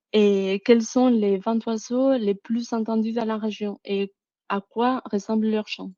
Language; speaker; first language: French; non-native, fluent; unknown